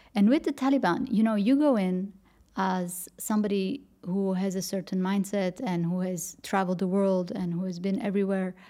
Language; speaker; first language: English; non-native, fluent; Dutch